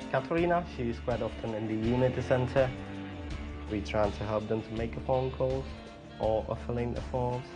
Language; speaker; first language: English; non-native, fluent; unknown